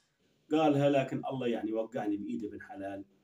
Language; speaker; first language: Arabic; native; Arabic